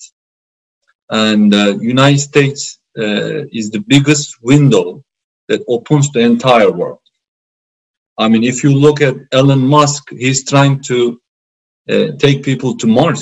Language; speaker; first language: English; non-native, fluent; Turkish